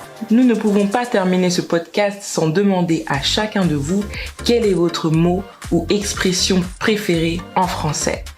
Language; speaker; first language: French; non-native, fluent; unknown